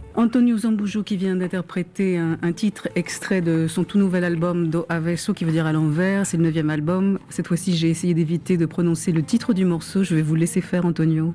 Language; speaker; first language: French; native; French